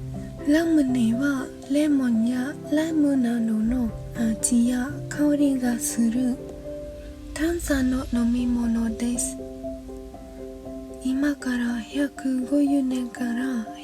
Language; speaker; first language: Japanese; non-native, learner; Khmer